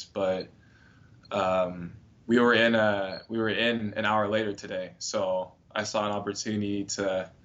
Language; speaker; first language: English; native; English